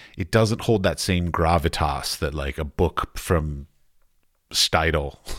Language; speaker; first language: English; native; English